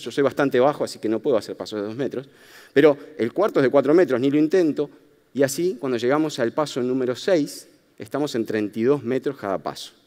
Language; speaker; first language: Spanish; native; Spanish